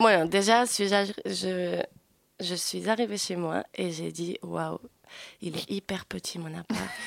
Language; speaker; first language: French; early bilingual, other home language; Spanish